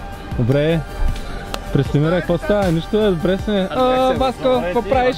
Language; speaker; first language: Bulgarian; native; Bulgarian